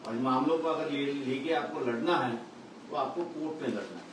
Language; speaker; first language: Hindi; non-native, local second language; Marathi